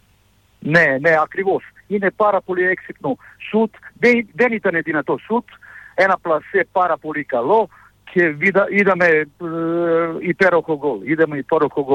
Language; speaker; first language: Greek; non-native, fluent; Serbian